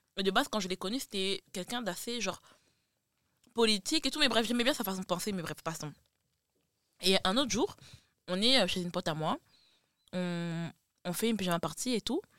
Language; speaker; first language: French; native; French